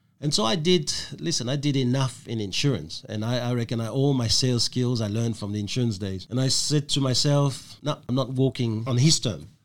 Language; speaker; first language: English; non-native, fluent; French